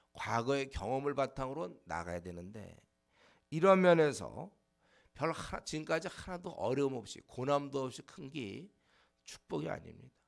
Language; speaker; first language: Korean; native; Korean